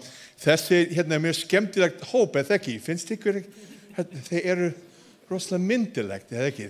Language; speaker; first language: Icelandic; non-native, fluent; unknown